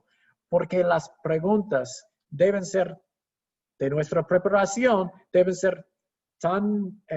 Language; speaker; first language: Spanish; non-native, fluent; English